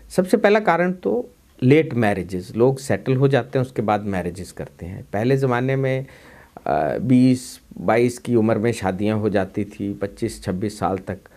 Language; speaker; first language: Hindi; non-native, local second language; Punjabi